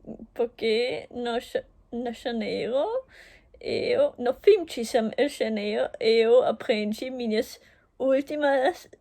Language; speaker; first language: Portuguese; non-native, learner; German